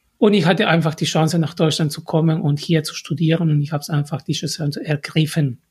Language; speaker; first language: German; non-native, fluent; Spanish